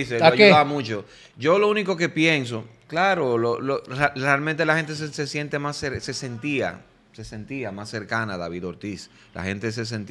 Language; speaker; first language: Spanish; native; Spanish